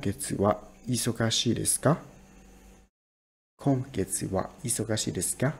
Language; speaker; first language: Japanese; non-native, fluent; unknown